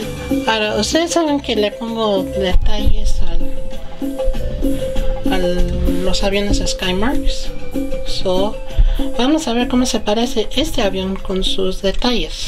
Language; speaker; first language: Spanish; early bilingual, heritage; Spanish